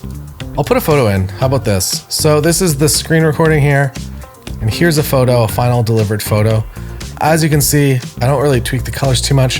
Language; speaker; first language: English; native; English